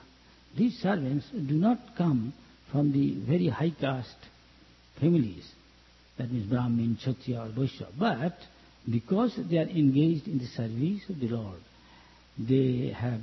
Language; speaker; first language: English; non-native, local second language; Bangla